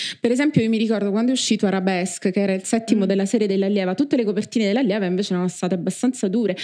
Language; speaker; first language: Italian; native; Italian